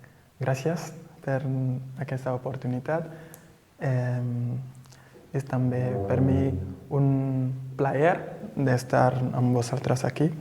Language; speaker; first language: Catalan; non-native, fluent; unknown